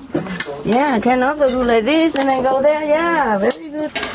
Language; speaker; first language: English; non-native, fluent; Vietnamese